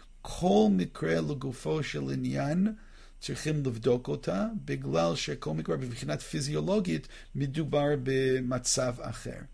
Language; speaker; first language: Hebrew; non-native, fluent; English